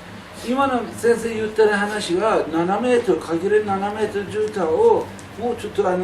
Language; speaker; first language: Japanese; non-native, learner; Persian